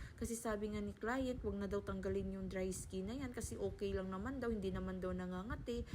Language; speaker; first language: Filipino; non-native, local second language; Hiligaynon